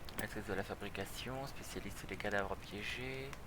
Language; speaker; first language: French; native; French